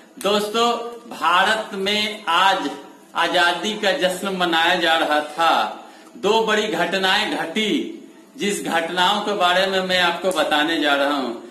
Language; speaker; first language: Hindi; native; Hindi